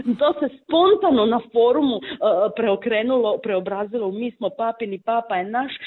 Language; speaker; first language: Croatian; native; Croatian